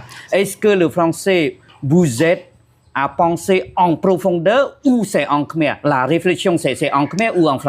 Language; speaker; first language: French; non-native, fluent; Khmer